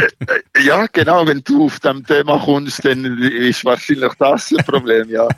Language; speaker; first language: German; non-native, local second language; French